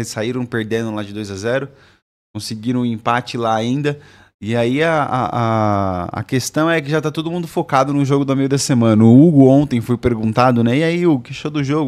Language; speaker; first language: Portuguese; native; Portuguese